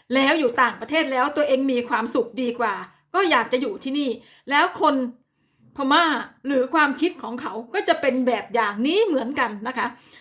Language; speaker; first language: Thai; native; Thai